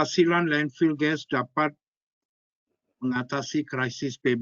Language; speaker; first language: Indonesian; non-native, fluent; English